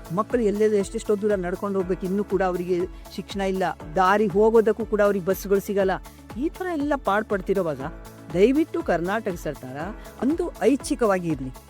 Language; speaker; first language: Kannada; non-native, local second language; Lambadi